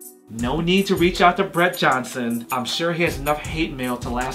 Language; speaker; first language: English; native; English